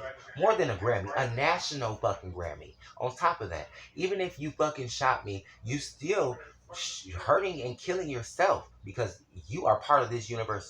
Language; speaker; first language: English; native; English